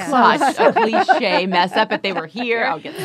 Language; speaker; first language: English; native; English